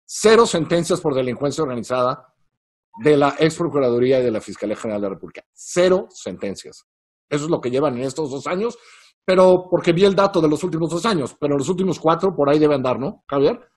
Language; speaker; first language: Spanish; native; Spanish